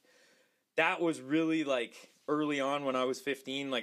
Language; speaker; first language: English; native; English